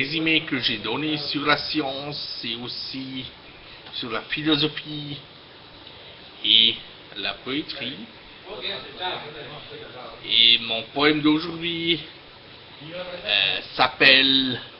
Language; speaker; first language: French; non-native, fluent; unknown